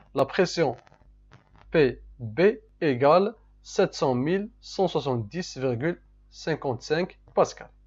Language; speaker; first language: French; non-native, local second language; Arabic